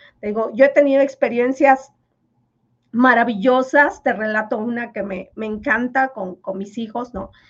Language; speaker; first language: Spanish; non-native, local second language; Yucateco